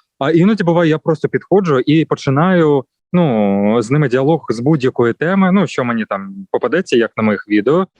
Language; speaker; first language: Ukrainian; non-native, local second language; Russian